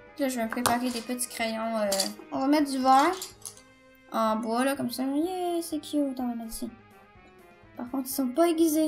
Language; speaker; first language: French; native; French